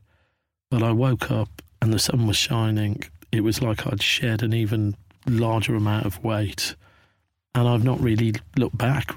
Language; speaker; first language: English; native; English